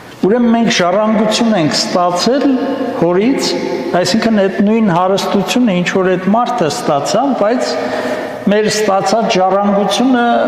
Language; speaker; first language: Armenian; native; Armenian